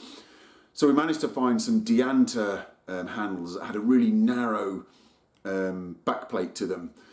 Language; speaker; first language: English; native; English